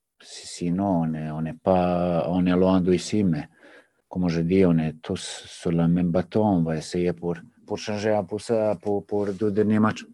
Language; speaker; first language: French; non-native, learner; Serbian